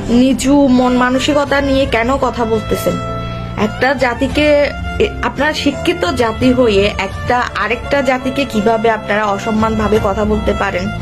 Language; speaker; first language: Bangla; non-native, local second language; Chakma